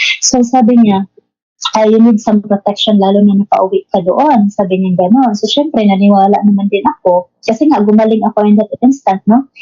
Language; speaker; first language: Filipino; non-native, local second language; Cebuano